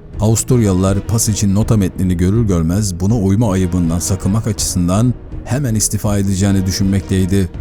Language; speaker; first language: Turkish; native; Turkish